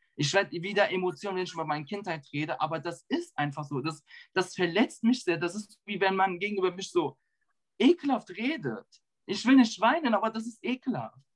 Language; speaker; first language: German; early bilingual, other home language; Turkish